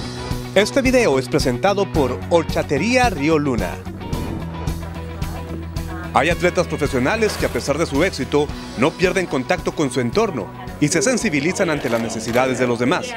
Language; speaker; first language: Spanish; native; Spanish